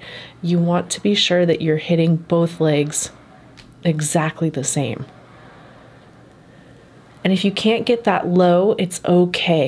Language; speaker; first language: English; native; English